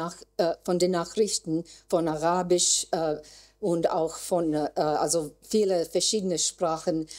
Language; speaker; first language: German; non-native, learner; English